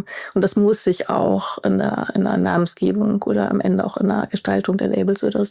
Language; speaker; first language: German; native; German